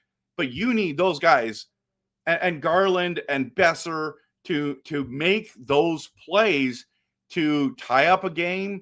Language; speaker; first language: English; native; English